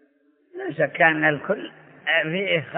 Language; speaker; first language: Arabic; native; Arabic